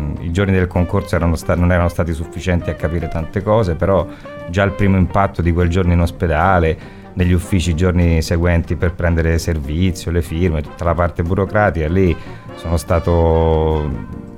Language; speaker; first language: Italian; native; Italian